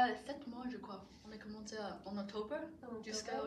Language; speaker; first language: French; non-native, fluent; English